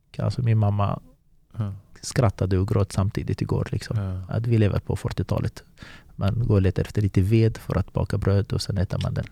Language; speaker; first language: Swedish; early bilingual, other home language; Arabic